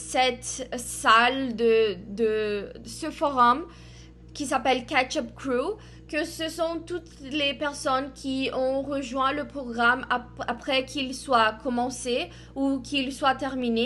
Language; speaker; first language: French; non-native, fluent; Portuguese